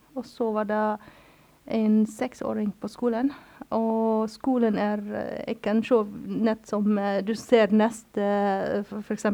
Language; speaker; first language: Norwegian; non-native, fluent; Arabic